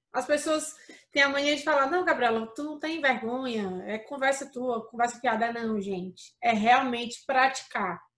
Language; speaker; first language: Portuguese; native; Portuguese